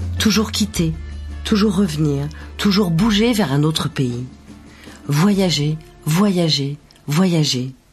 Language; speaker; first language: French; native; French